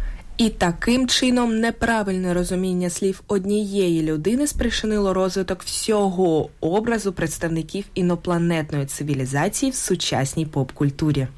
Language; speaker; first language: Ukrainian; native; Ukrainian